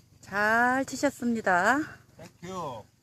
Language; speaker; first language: Korean; native; Korean